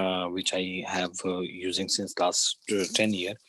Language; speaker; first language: English; non-native, learner; Urdu